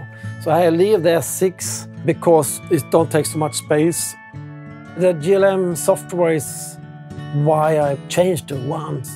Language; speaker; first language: English; non-native, fluent; Swedish